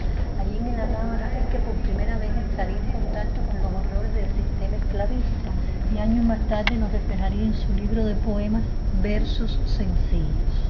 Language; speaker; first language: Spanish; native; Spanish